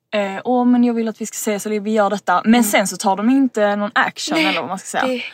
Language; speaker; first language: Swedish; native; Swedish